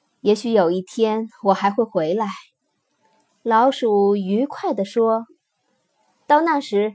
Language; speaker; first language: Chinese; native; Chinese